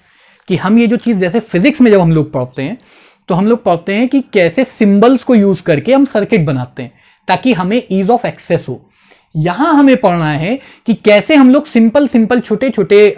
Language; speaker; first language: Hindi; native; Hindi